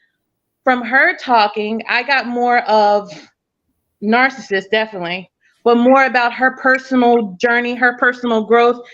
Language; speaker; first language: English; native; English